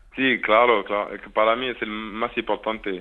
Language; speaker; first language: Spanish; non-native, fluent; French